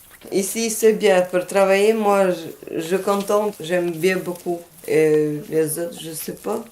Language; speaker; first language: French; non-native, learner; Albanian